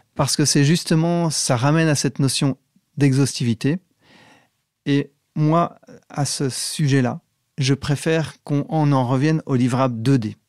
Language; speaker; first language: French; native; French